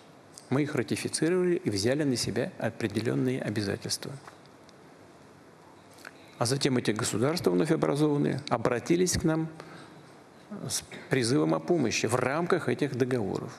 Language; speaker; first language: Russian; native; Russian